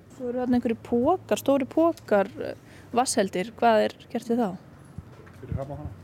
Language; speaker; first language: Icelandic; native; Icelandic